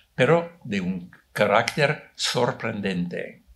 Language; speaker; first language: Spanish; non-native, fluent; English